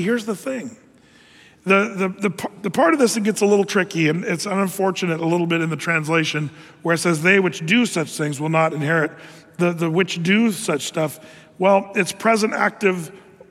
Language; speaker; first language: English; native; English